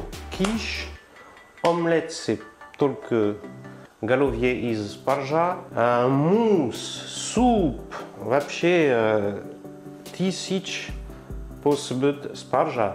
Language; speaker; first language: Russian; non-native, learner; French